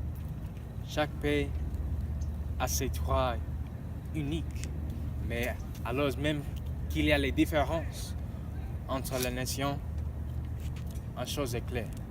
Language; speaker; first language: French; non-native, learner; English